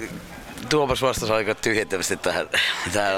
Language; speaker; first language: Finnish; native; Finnish